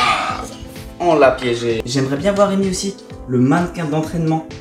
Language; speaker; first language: French; native; French